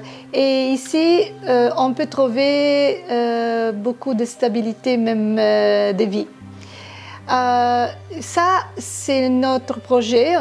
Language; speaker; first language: French; non-native, fluent; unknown